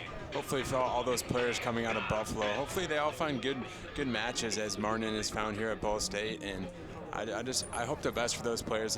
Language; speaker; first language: English; native; English